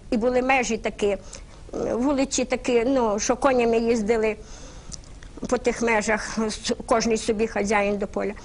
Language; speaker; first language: Ukrainian; native; Ukrainian